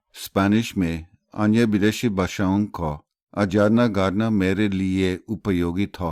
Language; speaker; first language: Hindi; non-native, fluent; English